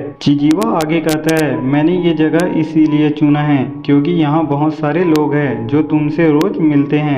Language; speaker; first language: Hindi; native; Hindi